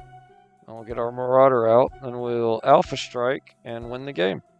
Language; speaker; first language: English; native; English